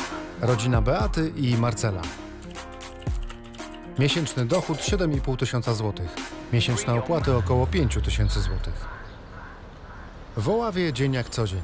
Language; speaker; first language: Polish; native; Polish